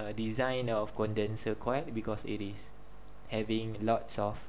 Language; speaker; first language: English; non-native, local second language; Malay